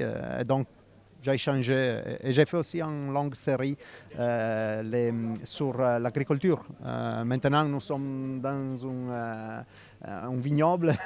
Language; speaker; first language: French; non-native, fluent; Italian